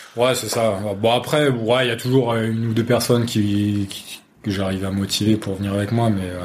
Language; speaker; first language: French; native; French